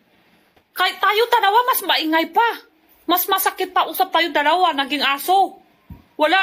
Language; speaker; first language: Filipino; non-native, learner; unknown